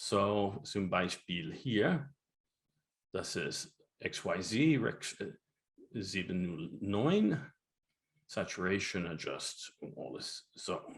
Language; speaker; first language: German; non-native, learner; English